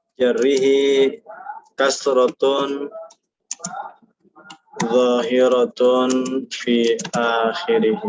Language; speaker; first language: Arabic; non-native, fluent; Indonesian